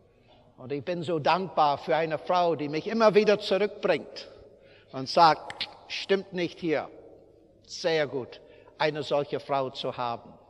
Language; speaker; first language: German; non-native, fluent; English